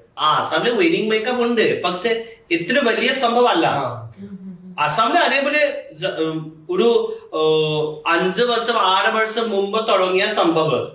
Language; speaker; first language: Malayalam; non-native, fluent; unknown